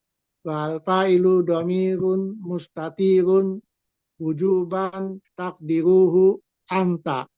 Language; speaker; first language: Arabic; non-native, learner; Indonesian